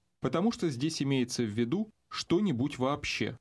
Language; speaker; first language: Russian; native; Russian